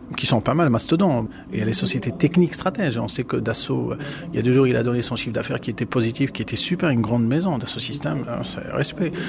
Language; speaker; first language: French; non-native, fluent; Spanish